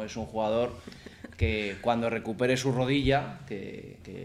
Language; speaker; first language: Spanish; native; Spanish